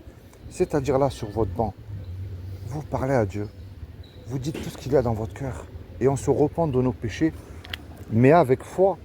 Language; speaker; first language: French; native; French